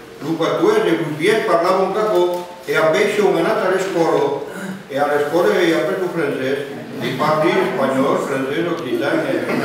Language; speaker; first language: French; early bilingual, other home language; Spanish